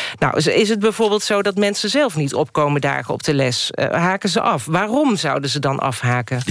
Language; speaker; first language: Dutch; native; Dutch